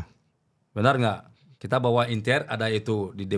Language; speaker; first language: Indonesian; non-native, learner; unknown